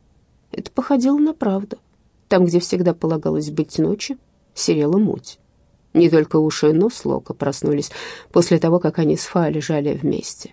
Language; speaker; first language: Russian; native; Russian